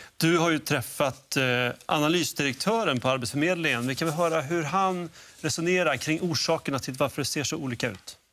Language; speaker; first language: Swedish; native; Swedish